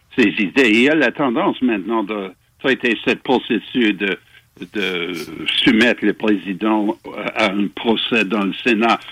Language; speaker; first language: French; non-native, fluent; English